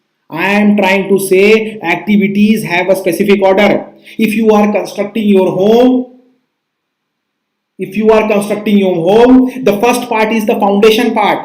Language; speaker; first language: English; non-native, local second language; Hindi